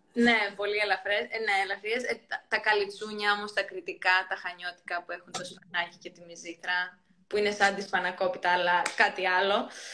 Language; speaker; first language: Greek; early bilingual, heritage; Greek